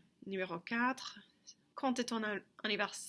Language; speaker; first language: French; non-native, fluent; English